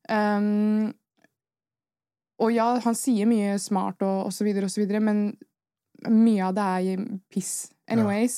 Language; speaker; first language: Norwegian; native; Norwegian